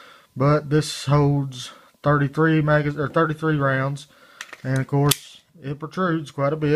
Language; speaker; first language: English; native; English